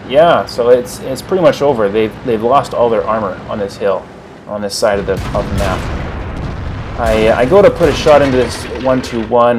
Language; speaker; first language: English; native; English